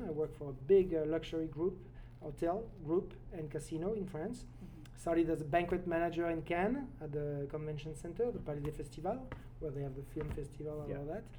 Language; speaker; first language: English; non-native, fluent; French